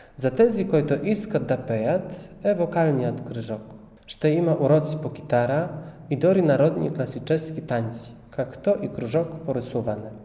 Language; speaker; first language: Bulgarian; non-native, fluent; Polish